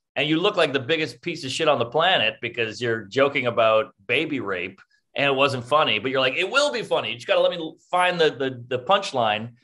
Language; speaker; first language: English; native; English